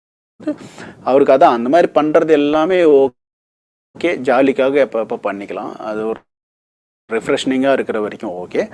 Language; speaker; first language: Tamil; native; Tamil